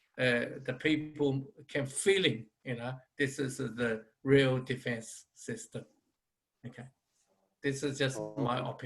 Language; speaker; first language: English; non-native, fluent; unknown